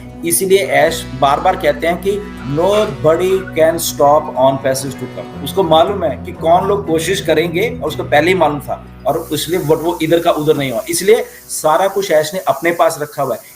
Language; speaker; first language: Hindi; native; Hindi